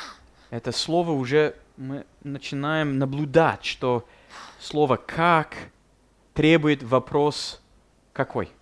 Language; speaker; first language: Russian; non-native, fluent; English